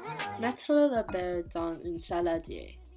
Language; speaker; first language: French; non-native, learner; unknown